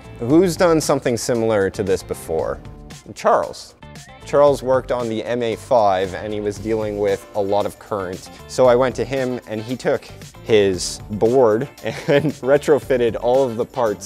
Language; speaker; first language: English; native; English